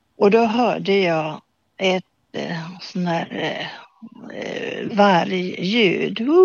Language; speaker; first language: Swedish; native; Swedish